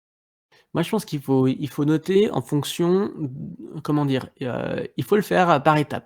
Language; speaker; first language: French; native; French